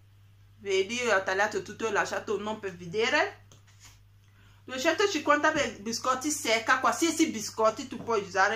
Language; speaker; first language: Italian; non-native, learner; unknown